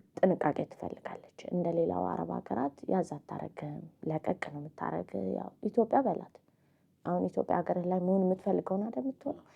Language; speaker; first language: Amharic; native; Amharic